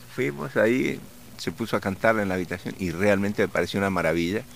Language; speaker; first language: Spanish; native; Spanish